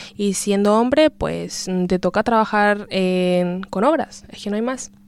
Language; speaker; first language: Spanish; native; Spanish